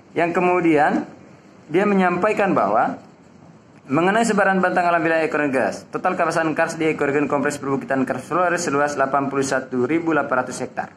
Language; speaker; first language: Indonesian; native; Indonesian